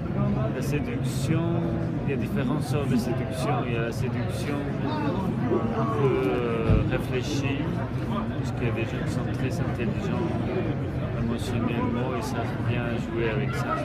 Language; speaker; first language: French; non-native, fluent; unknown